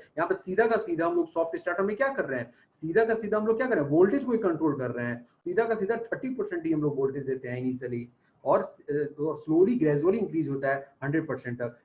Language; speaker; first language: Hindi; native; Hindi